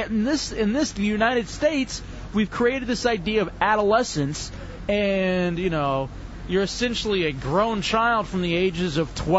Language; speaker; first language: English; native; English